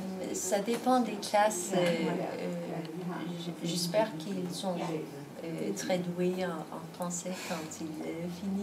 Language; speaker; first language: French; non-native, fluent; Danish